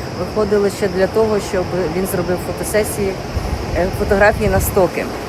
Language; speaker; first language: Ukrainian; native; Ukrainian